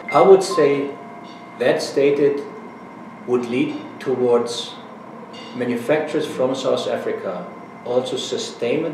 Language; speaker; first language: English; non-native, fluent; German